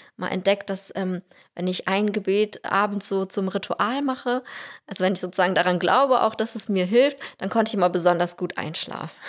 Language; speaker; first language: German; early bilingual, other home language; Russian